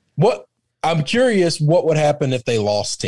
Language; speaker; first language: English; native; English